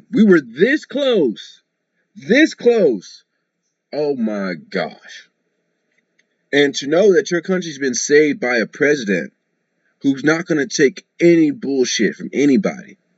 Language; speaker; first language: English; native; English